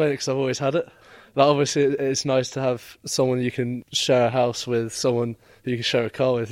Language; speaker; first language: English; native; English